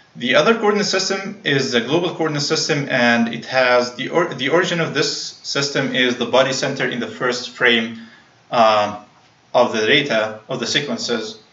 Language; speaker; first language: English; non-native, fluent; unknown